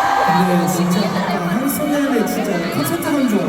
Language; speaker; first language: Korean; non-native, fluent; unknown